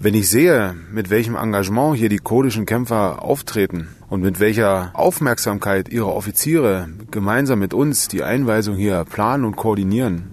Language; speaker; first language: German; native; German